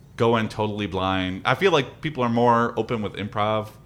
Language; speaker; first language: English; native; English